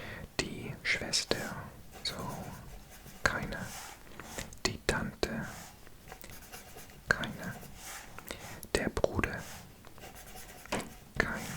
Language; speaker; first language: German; non-native, learner; Welsh